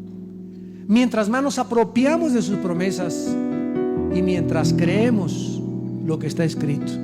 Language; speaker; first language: Spanish; native; Spanish